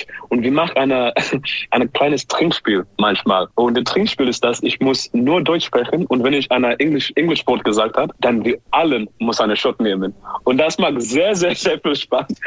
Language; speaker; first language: German; non-native, learner; English